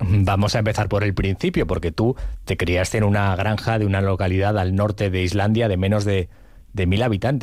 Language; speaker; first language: Spanish; native; Spanish